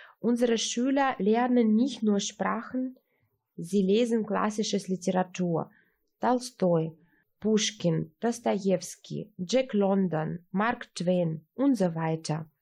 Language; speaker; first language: German; early bilingual, heritage; Russian